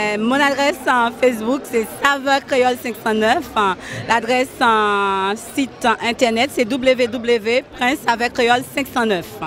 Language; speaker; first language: French; non-native, local second language; Haitian Creole